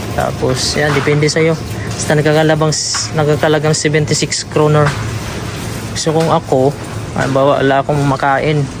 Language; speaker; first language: Filipino; native; Filipino